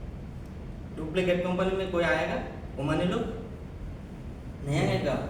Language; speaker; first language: Hindi; non-native, fluent; Bangla